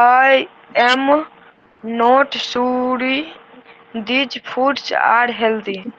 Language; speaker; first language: English; non-native, learner; Hindi